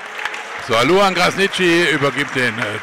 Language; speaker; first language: German; native; German